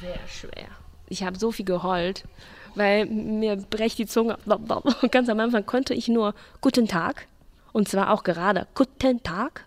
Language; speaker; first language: German; non-native, learner; Chinese